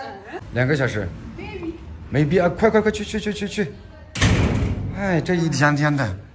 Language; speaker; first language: Chinese; native; Chinese